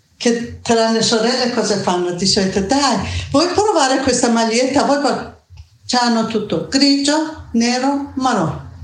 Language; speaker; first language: Italian; non-native, fluent; Persian